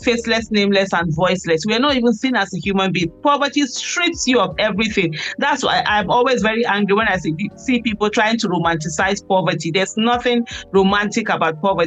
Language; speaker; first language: English; non-native, local second language; Hausa